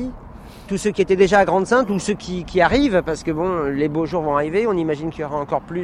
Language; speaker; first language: French; native; French